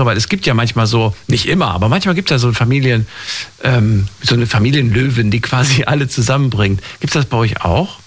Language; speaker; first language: German; native; German